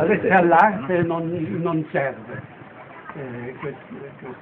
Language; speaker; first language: Italian; non-native, fluent; German